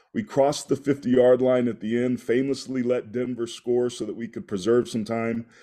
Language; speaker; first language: English; native; English